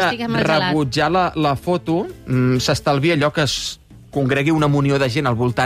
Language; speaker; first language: Catalan; native; Catalan